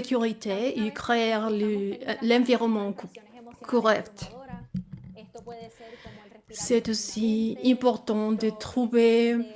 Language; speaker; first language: French; non-native, fluent; Spanish